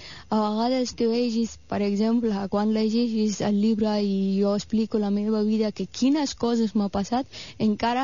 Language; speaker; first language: Catalan; non-native, fluent; Persian